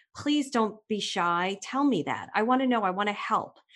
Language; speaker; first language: English; native; English